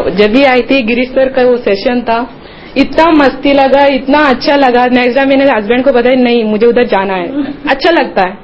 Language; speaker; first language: Hindi; non-native, local second language; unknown